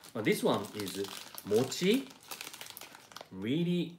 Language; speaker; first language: English; non-native, learner; Japanese